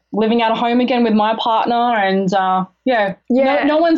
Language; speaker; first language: English; native; English